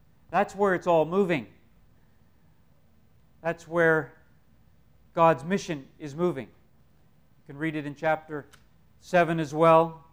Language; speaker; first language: English; native; English